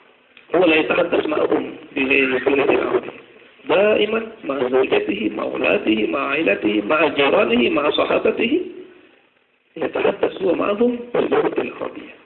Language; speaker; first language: Arabic; non-native, fluent; Madurese